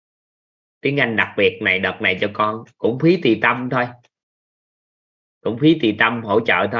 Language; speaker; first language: Vietnamese; native; Vietnamese